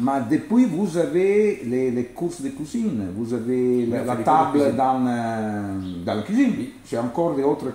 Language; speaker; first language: French; non-native, learner; Italian